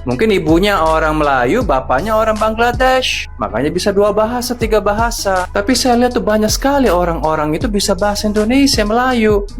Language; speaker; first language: Indonesian; native; Indonesian